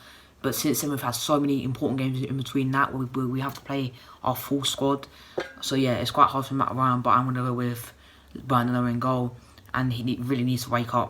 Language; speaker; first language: English; native; English